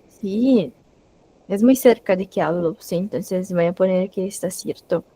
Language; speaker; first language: Spanish; non-native, fluent; Portuguese